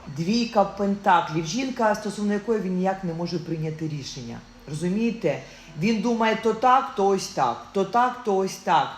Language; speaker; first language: Ukrainian; non-native, local second language; Russian